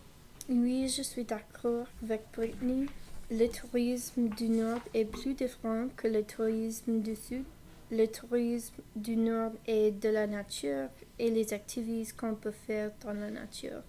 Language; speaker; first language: French; non-native, learner; English